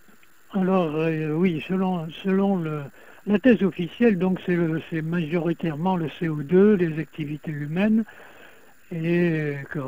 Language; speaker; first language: French; native; French